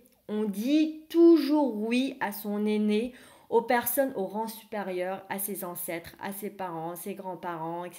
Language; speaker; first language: French; early bilingual, other home language; Vietnamese